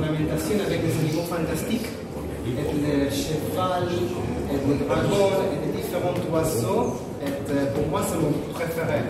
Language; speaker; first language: French; non-native, fluent; Spanish